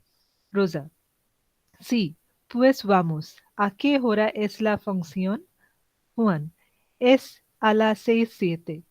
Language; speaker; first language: Spanish; non-native, learner; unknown